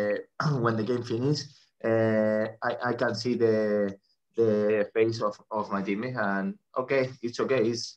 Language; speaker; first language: English; non-native, fluent; Spanish